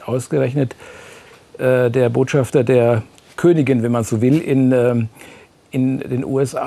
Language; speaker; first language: German; native; German